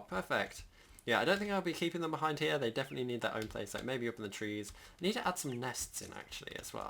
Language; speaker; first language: English; native; English